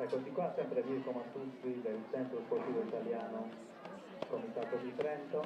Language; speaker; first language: Italian; native; Italian